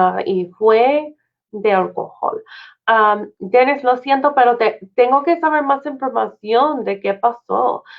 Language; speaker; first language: Spanish; non-native, fluent; English